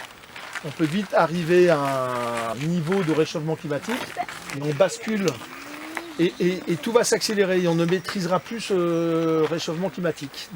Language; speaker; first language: French; native; French